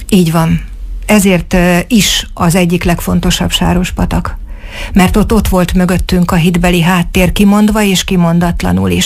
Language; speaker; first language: Hungarian; native; Hungarian